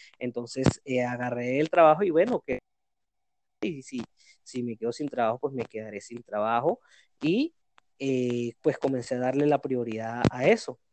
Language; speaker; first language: Spanish; native; Spanish